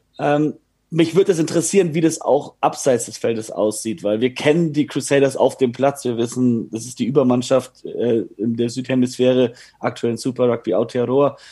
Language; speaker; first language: German; native; German